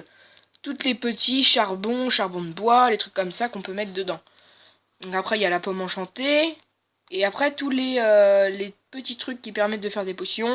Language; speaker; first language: French; native; French